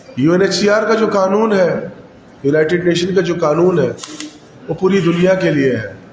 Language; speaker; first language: Urdu; non-native, local second language; Pashto